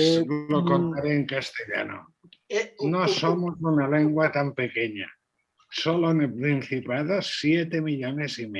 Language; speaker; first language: Spanish; non-native, local second language; Catalan